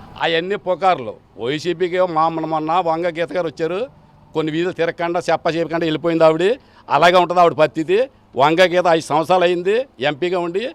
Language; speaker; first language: Telugu; native; Telugu